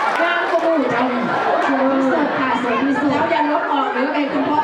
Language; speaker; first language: Thai; native; Thai